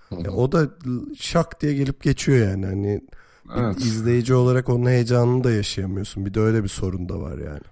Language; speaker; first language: Turkish; native; Turkish